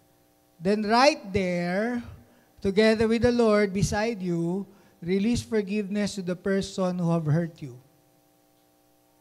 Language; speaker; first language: English; non-native, local second language; Filipino